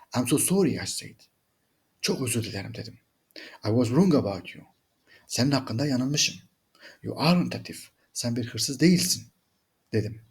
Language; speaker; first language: Turkish; native; Turkish